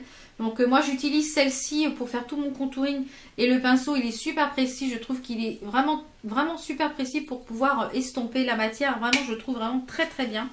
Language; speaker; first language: French; native; French